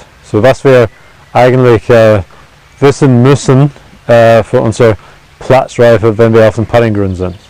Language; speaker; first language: German; non-native, fluent; English